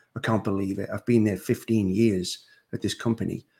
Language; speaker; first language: English; native; English